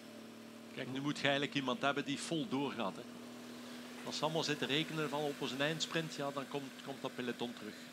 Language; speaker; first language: Dutch; native; Dutch